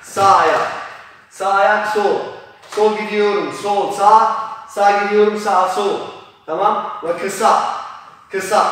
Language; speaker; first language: Turkish; non-native, learner; Polish